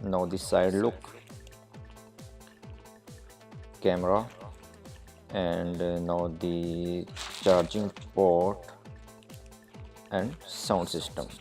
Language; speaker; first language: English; non-native, learner; Urdu